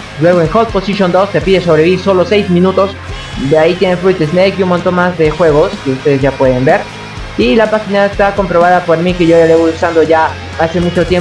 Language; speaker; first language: Spanish; native; Spanish